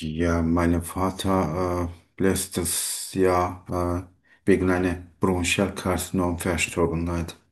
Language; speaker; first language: German; non-native, learner; Turkish